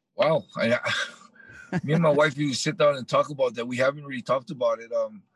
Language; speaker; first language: English; native; English